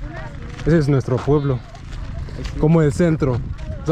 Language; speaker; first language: Spanish; non-native, learner; Swahili